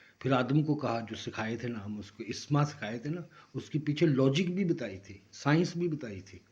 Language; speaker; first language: Urdu; non-native, local second language; Punjabi